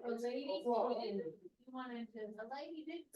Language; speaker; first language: English; native; English